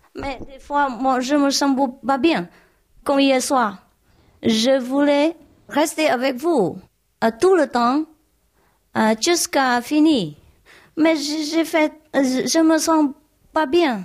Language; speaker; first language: French; non-native, learner; Vietnamese